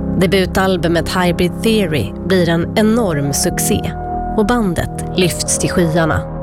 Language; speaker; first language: Swedish; native; Swedish